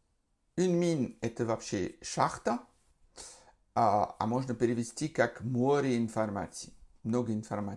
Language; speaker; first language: Russian; non-native, fluent; French